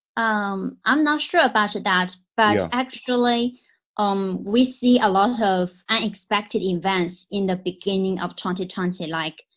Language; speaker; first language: English; non-native, fluent; Chinese